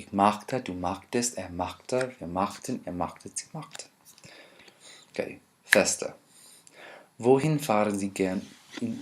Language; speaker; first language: German; non-native, fluent; English